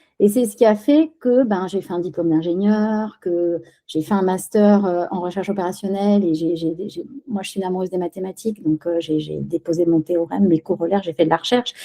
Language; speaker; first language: French; early bilingual, other home language; Spanish